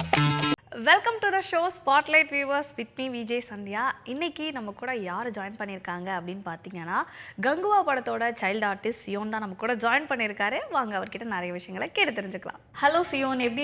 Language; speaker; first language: Tamil; native; Tamil